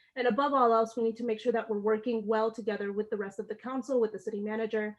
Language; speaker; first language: English; early bilingual, other home language; Amharic